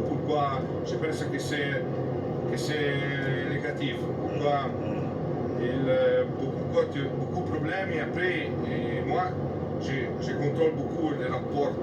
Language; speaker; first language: French; non-native, learner; Italian